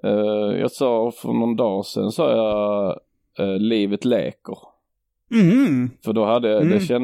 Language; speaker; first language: Swedish; native; Swedish